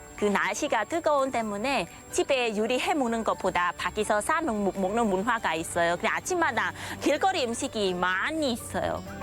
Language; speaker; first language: Korean; non-native, learner; Khmer